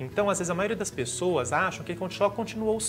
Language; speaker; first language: Portuguese; native; Portuguese